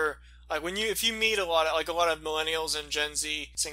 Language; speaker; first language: English; native; English